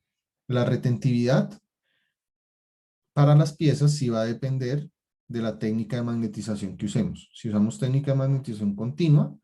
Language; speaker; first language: Spanish; native; Spanish